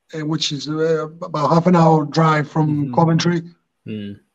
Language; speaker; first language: English; non-native, fluent; Greek